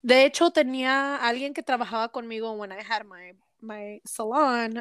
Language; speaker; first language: Spanish; early bilingual, heritage; Spanish